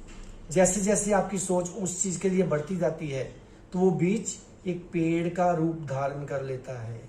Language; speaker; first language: Hindi; native; Hindi